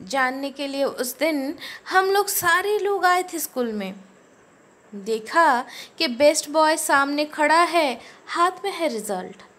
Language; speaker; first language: Hindi; non-native, local second language; Bangla